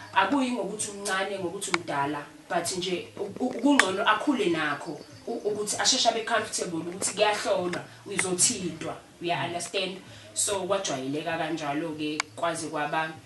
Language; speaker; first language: Zulu; native; Zulu